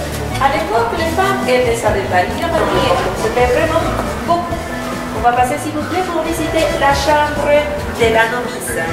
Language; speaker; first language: French; non-native, fluent; Spanish